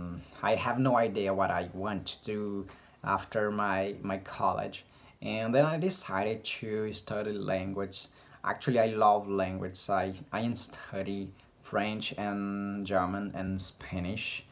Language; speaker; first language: English; non-native, learner; Portuguese